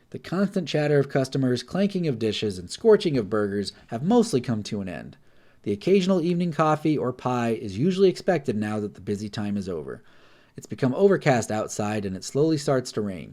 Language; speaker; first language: English; native; English